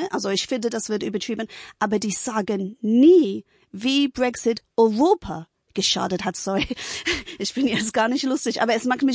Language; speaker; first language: German; non-native, fluent; English